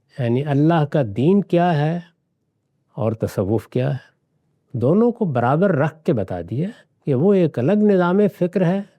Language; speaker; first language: Urdu; non-native, local second language; Punjabi